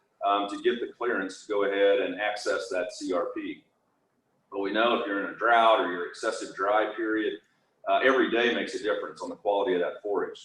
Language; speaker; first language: English; native; English